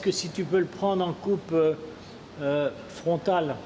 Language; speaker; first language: French; native; French